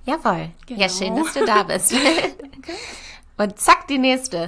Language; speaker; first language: German; native; German